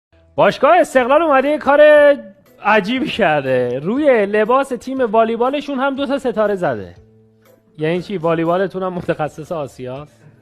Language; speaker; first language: Persian; native; Persian